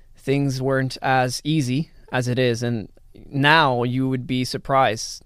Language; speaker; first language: English; early bilingual, other home language; Spanish